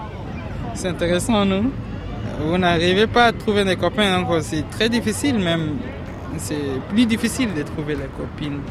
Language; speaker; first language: French; non-native, learner; Arabic